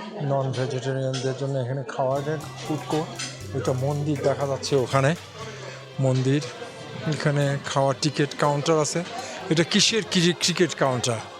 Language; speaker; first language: Bangla; native; Bangla